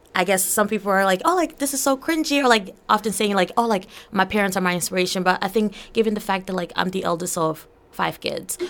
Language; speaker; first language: English; early bilingual, other home language; Portuguese